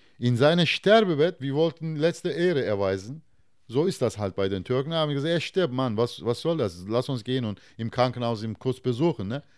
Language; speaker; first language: German; non-native, fluent; Turkish